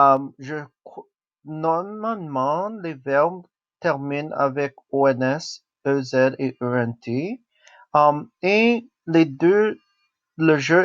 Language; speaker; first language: French; non-native, local second language; English